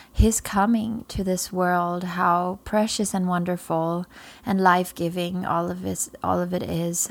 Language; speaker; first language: English; non-native, fluent; German